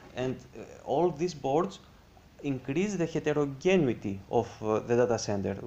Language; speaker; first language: English; non-native, fluent; Greek